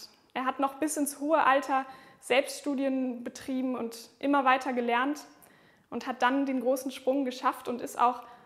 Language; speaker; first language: German; native; German